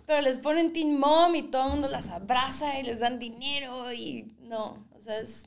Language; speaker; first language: Spanish; native; Spanish